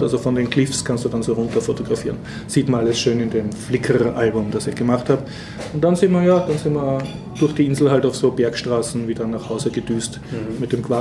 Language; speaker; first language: German; native; German